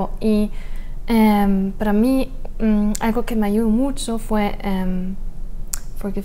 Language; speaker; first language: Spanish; non-native, fluent; German